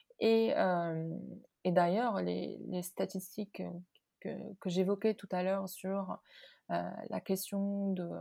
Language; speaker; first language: French; non-native, local second language; Arabic